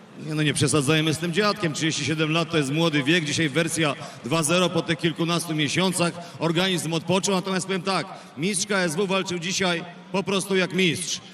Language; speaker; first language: Polish; native; Polish